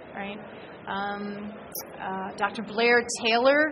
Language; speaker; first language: English; native; English